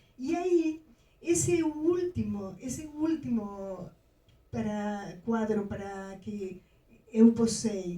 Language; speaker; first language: Portuguese; non-native, fluent; Spanish